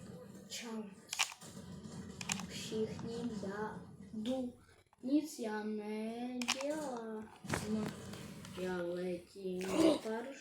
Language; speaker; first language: Czech; non-native, learner; Ukrainian